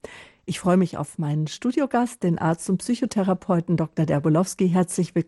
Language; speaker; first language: German; native; German